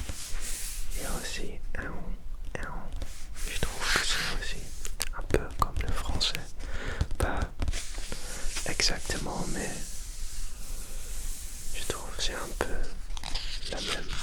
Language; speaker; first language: French; non-native, learner; Dutch